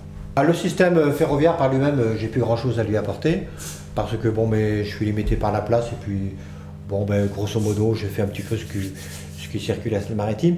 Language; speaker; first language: French; native; French